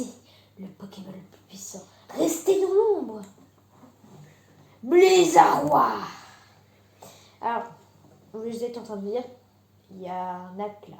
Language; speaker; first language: French; native; French